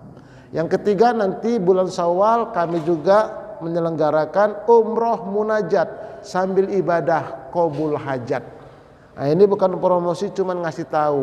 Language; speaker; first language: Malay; non-native, local second language; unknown